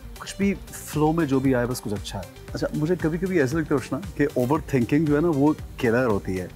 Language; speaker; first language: Urdu; native; Urdu